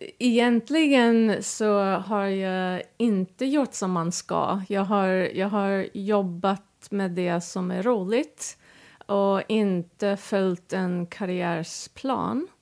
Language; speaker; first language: Swedish; non-native, fluent; English